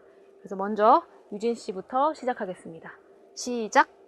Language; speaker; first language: Korean; native; Korean